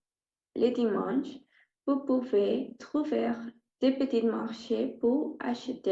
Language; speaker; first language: French; non-native, learner; Spanish